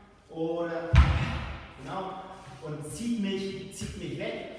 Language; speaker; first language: German; native; German